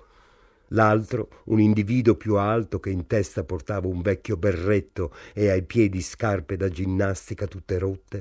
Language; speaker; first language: Italian; native; Italian